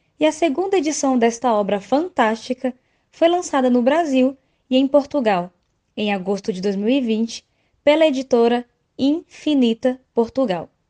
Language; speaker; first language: Portuguese; native; Portuguese